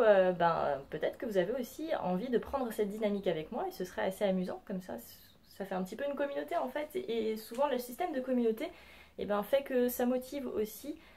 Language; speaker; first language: French; native; French